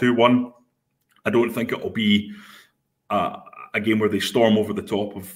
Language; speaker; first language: English; native; English